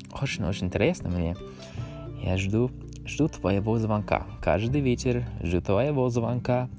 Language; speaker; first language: Russian; non-native, learner; English